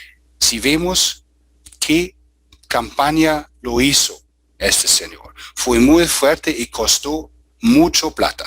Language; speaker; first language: Spanish; non-native, fluent; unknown